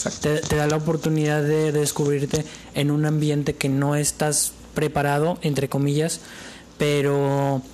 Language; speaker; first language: Spanish; native; Spanish